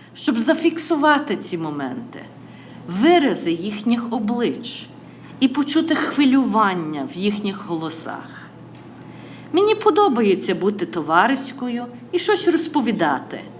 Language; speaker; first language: Ukrainian; early bilingual, other home language; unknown